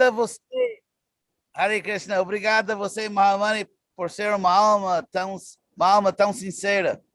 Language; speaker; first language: Portuguese; non-native, fluent; English